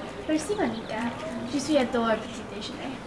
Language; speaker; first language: French; non-native, learner; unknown